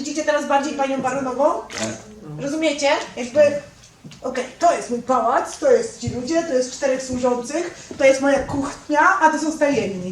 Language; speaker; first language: Polish; native; Polish